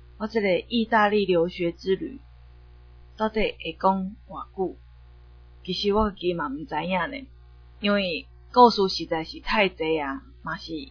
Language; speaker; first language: Chinese; native; Chinese